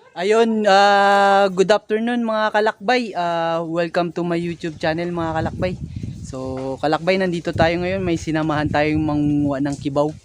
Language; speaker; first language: Filipino; native; Filipino